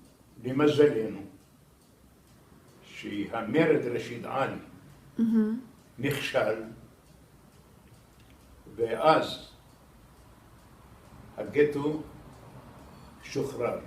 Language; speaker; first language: Hebrew; non-native, fluent; Arabic